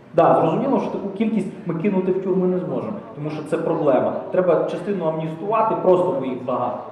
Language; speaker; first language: Ukrainian; native; Ukrainian